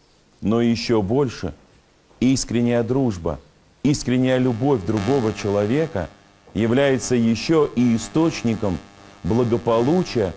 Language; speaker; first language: Russian; native; Russian